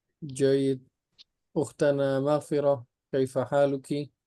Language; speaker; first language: Arabic; non-native, fluent; Indonesian